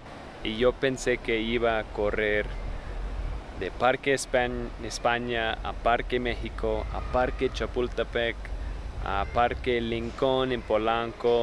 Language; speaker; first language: Spanish; non-native, fluent; English